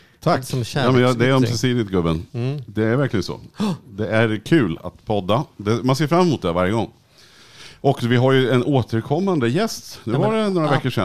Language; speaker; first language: Swedish; native; Swedish